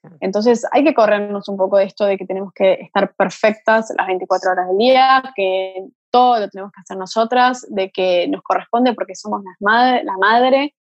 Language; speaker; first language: Spanish; early bilingual, other home language; Portuguese